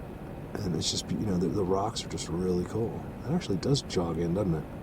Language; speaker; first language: English; native; English